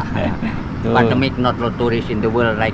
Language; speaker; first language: English; non-native, learner; Indonesian